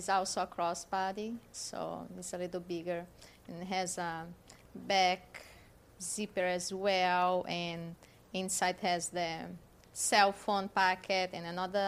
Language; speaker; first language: English; non-native, fluent; German